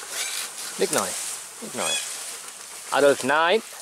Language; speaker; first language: German; native; German